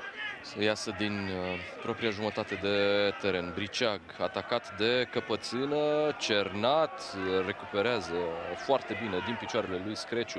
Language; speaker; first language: Romanian; native; Romanian